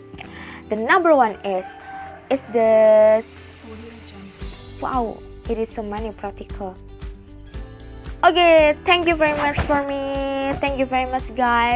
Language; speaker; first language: English; non-native, learner; Indonesian